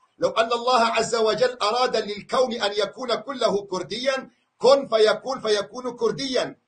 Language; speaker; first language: Arabic; non-native, local second language; Kurdish